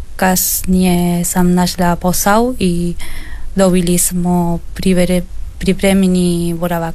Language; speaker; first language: Croatian; non-native, learner; Spanish